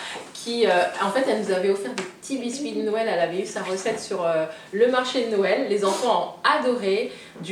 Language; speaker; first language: French; native; French